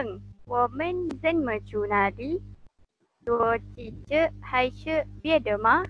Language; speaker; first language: Chinese; non-native, learner; Malay